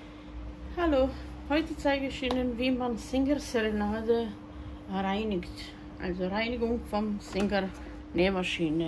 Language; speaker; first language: German; non-native, fluent; Croatian